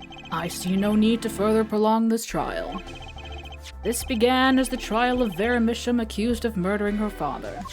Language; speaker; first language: English; native; English